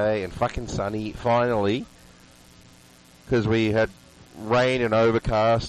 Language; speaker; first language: English; native; English